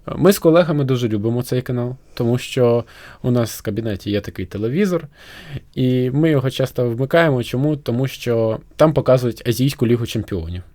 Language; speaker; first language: Ukrainian; non-native, local second language; Russian